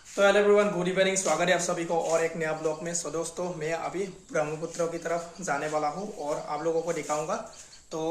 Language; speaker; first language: Hindi; non-native, local second language; Assamese